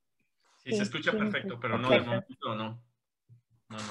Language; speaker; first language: Spanish; native; Spanish